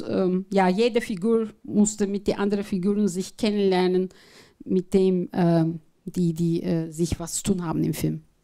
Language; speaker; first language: German; non-native, fluent; Turkish